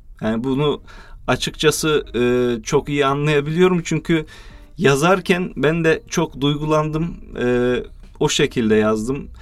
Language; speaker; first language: Turkish; early bilingual, heritage; Turkish